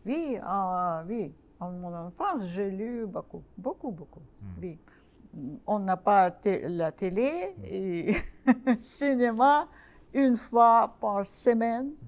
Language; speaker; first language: French; non-native, learner; Russian